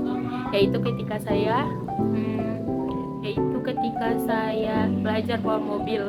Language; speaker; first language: Indonesian; non-native, local second language; Minangkabau